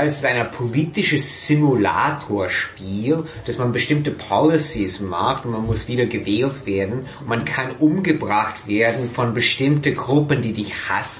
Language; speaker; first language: German; non-native, fluent; English